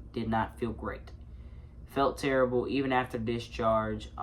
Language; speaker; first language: English; native; English